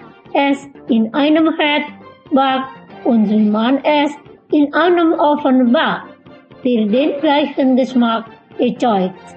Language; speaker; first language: German; non-native, fluent; Indonesian